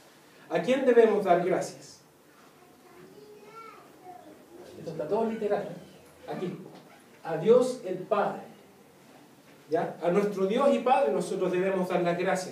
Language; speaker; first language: Spanish; native; Spanish